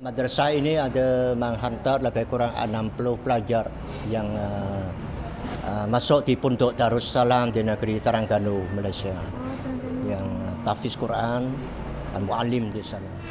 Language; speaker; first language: Indonesian; non-native, fluent; Western Cham